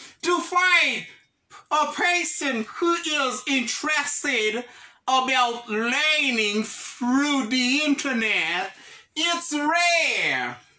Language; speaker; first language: English; non-native, fluent; Haitian Creole